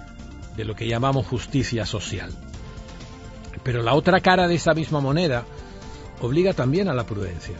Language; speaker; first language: Spanish; native; Spanish